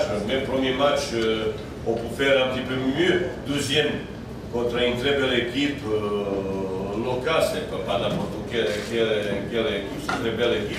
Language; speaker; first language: French; non-native, fluent; Bosnian